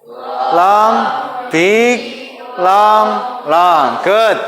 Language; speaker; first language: English; non-native, fluent; Indonesian